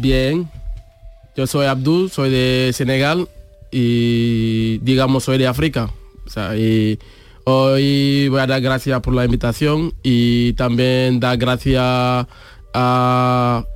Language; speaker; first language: Spanish; non-native, fluent; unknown